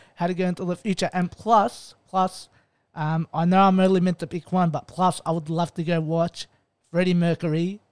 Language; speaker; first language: English; native; English